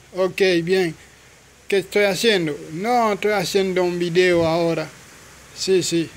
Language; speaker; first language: Spanish; non-native, learner; Haitian Creole